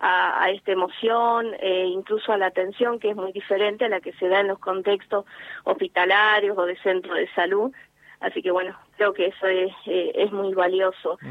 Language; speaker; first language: Spanish; native; Spanish